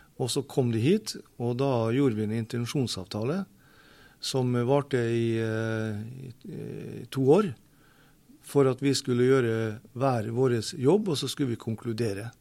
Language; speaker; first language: Norwegian; native; Norwegian